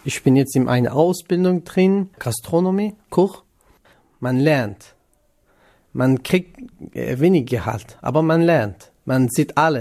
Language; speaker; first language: German; non-native, learner; Kurdish